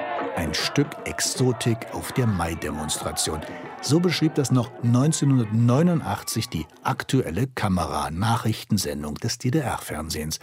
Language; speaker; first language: German; native; German